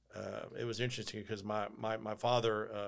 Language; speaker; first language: English; native; English